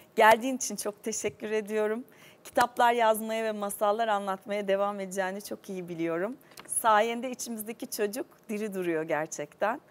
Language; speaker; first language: Turkish; native; Turkish